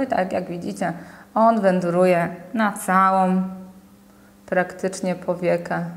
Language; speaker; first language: Polish; native; Polish